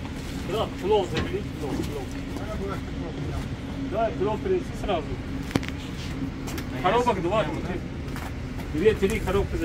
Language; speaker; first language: Russian; non-native, learner; Tajik